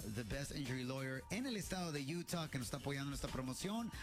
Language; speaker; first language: Spanish; early bilingual, heritage; Spanish